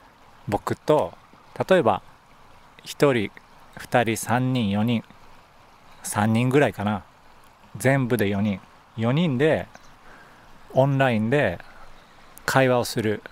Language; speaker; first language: Japanese; native; Japanese